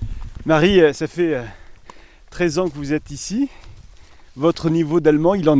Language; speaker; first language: French; native; French